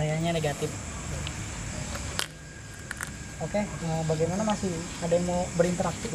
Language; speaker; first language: Indonesian; native; Indonesian